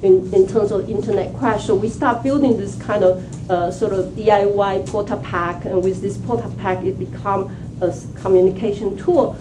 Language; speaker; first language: English; non-native, fluent; Chinese